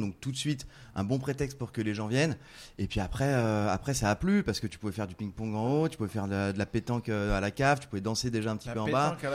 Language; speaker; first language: French; native; French